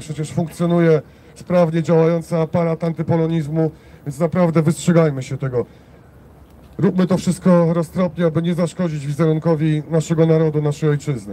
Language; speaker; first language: Polish; native; Polish